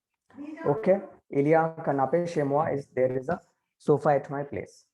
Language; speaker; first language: French; non-native, learner; Hindi